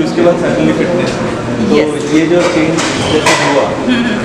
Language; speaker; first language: Hindi; native; Hindi